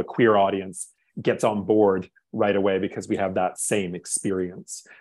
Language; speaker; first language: English; native; English